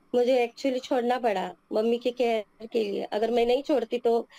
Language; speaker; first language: Hindi; non-native, local second language; Telugu